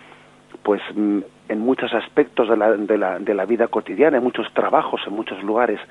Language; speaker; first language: Spanish; native; Spanish